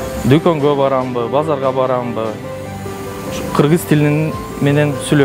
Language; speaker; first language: Kyrgyz; non-native, local second language; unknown